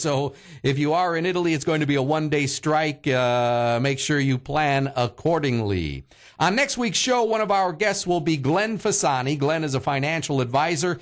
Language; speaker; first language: English; early bilingual, other home language; Italian